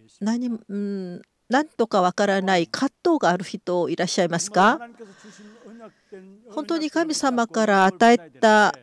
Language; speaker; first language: Japanese; non-native, fluent; Korean